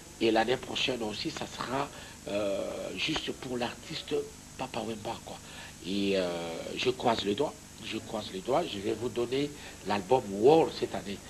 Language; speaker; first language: French; non-native, local second language; Lingala